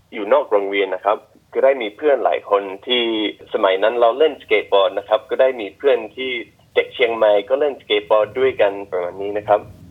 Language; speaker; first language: Thai; non-native, fluent; English